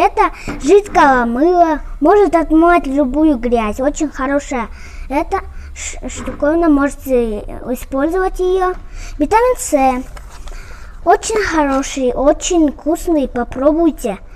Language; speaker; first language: Russian; non-native, local second language; Kyrgyz